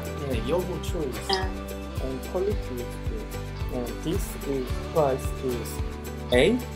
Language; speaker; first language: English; non-native, learner; Korean